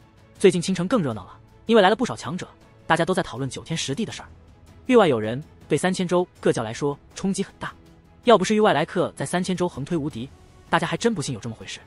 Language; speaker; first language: Chinese; native; Chinese